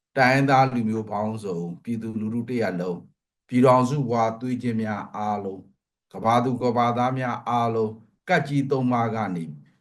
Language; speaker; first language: Burmese; non-native, local second language; Pa'o Karen